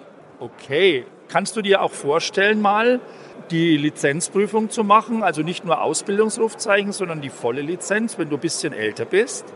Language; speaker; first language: German; native; German